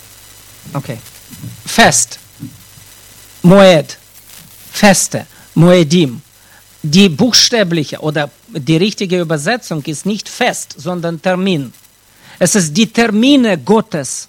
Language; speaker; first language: German; non-native, fluent; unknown